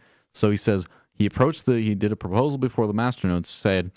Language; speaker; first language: English; native; English